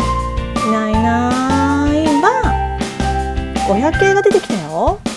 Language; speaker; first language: Japanese; native; Japanese